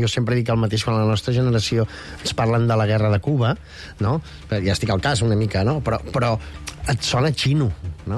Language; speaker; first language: Catalan; native; Catalan